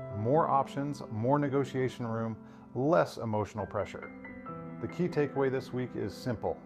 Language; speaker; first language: English; native; English